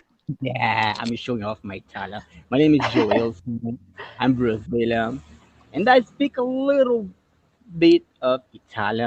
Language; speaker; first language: English; non-native, fluent; Portuguese